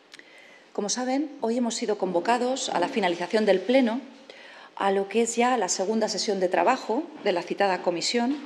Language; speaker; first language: Spanish; native; Spanish